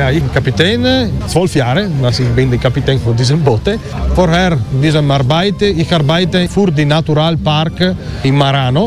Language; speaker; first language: German; non-native, learner; Italian